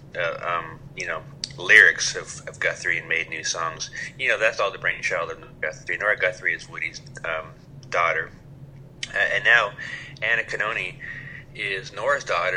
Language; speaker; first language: English; native; English